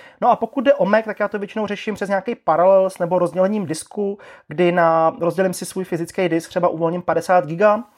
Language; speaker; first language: Czech; native; Czech